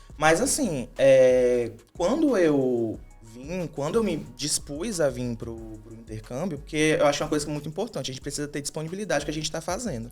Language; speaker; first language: Portuguese; native; Portuguese